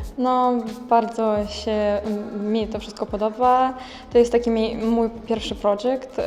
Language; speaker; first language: Polish; non-native, learner; Ukrainian